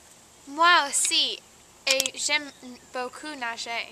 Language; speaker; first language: French; non-native, learner; English